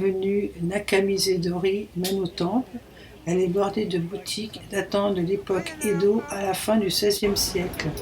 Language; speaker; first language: French; native; French